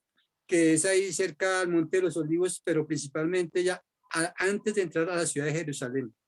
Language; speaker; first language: Spanish; native; Spanish